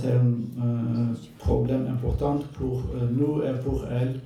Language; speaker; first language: French; non-native, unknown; Turkish